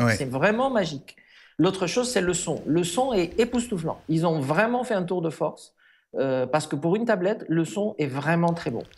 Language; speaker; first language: French; non-native, fluent; Spanish